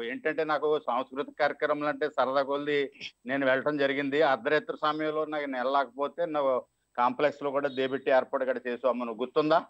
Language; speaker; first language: Telugu; native; Telugu